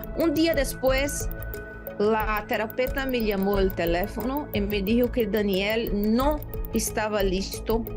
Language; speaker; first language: Spanish; non-native, learner; Portuguese